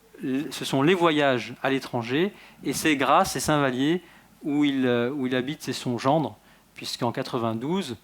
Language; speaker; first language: French; native; French